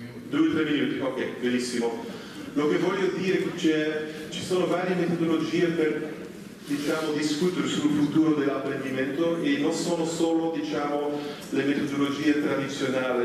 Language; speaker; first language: Italian; non-native, fluent; Dutch